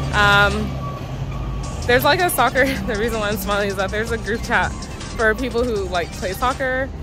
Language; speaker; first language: English; native; English